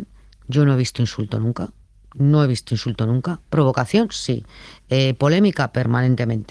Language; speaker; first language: Spanish; native; Spanish